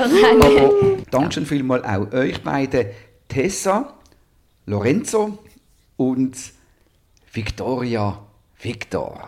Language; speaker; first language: German; native; German